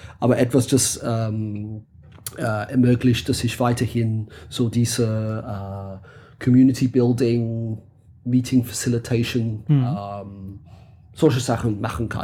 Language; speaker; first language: German; non-native, fluent; English